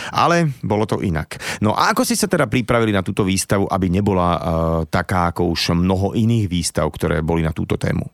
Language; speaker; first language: Slovak; native; Slovak